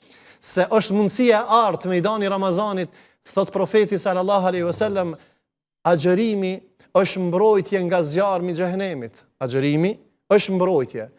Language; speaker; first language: Albanian; native; Albanian